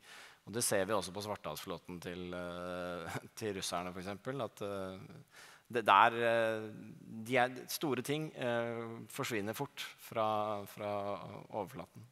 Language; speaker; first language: Norwegian; native; Norwegian